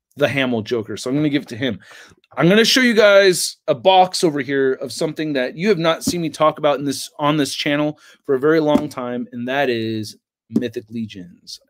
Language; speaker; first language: English; native; English